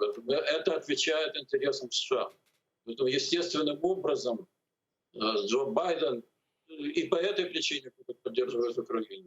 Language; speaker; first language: Russian; native; Russian